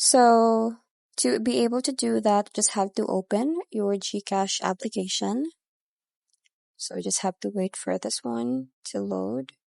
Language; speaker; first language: English; non-native, local second language; Filipino